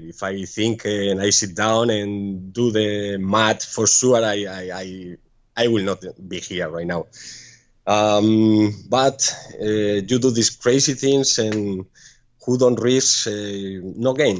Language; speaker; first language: English; non-native, fluent; Spanish